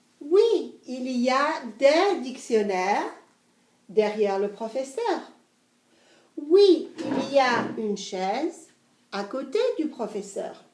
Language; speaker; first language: French; non-native, fluent; English